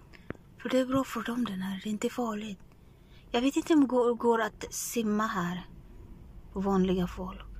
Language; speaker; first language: Swedish; non-native, learner; Filipino